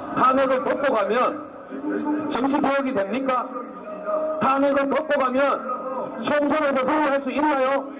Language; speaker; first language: Korean; native; Korean